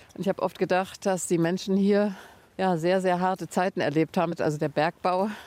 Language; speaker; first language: German; native; German